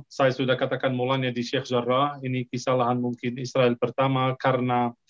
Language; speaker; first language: Indonesian; non-native, fluent; Arabic